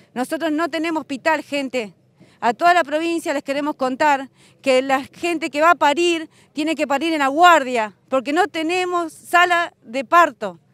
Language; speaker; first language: Spanish; native; Spanish